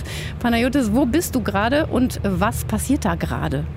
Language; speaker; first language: German; native; German